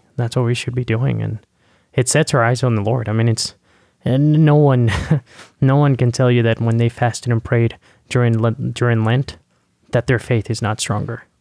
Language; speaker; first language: English; non-native, fluent; Spanish